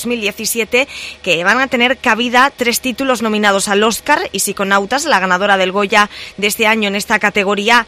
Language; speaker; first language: Spanish; native; Spanish